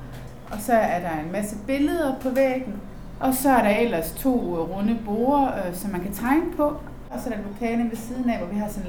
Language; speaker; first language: Danish; native; Danish